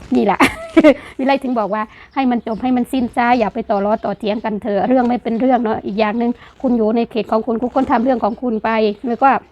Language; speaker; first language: Thai; non-native, local second language; Northeastern Thai